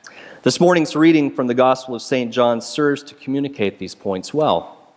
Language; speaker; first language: English; native; English